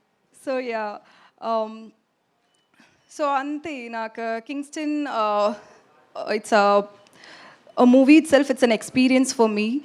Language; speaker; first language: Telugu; non-native, learner; Tamil